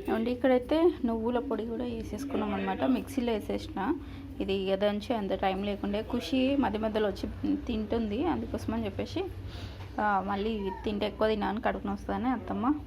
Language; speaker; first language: Telugu; native; Telugu